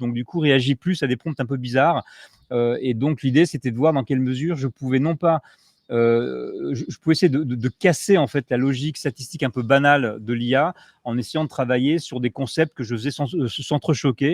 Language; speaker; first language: French; native; French